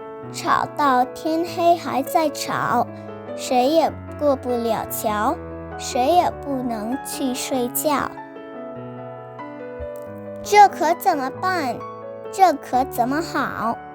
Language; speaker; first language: Chinese; non-native, learner; Vietnamese